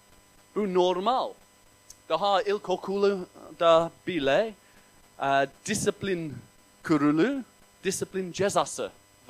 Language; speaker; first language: Turkish; non-native, fluent; English